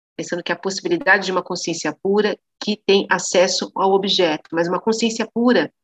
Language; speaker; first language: Portuguese; native; Portuguese